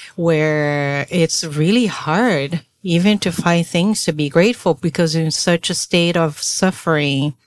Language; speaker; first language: English; non-native, fluent; Portuguese